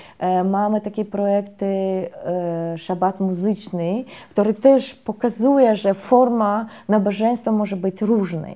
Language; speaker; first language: Polish; non-native, fluent; Russian